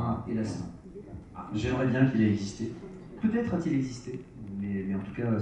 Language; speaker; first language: French; native; French